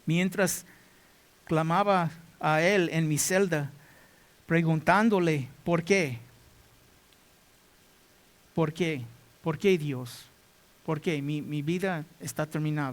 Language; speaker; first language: Spanish; non-native, learner; English